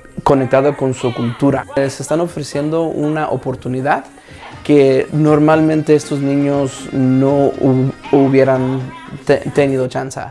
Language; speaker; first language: Spanish; early bilingual, other home language; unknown